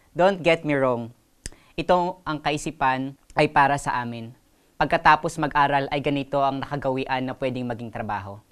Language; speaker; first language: Filipino; non-native, local second language; Waray